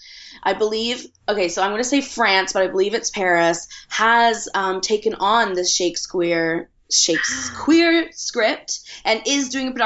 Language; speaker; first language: English; native; English